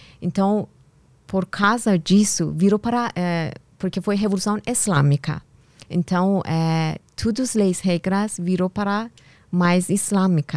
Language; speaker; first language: Portuguese; non-native, learner; Persian